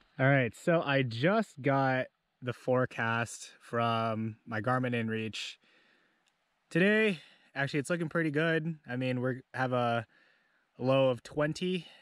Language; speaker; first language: English; native; English